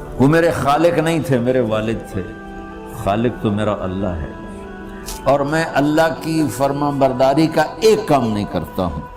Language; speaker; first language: Urdu; non-native, local second language; Punjabi